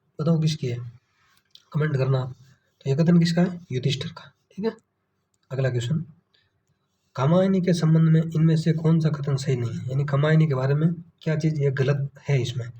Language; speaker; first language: Hindi; native; Hindi